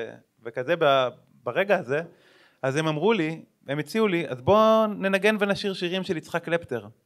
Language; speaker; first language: Hebrew; native; Hebrew